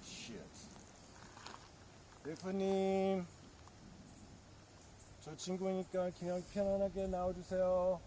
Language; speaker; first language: Korean; early bilingual, heritage; Korean